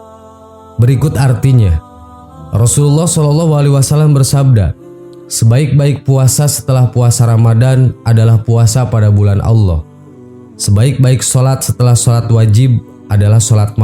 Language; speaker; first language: Indonesian; native; Indonesian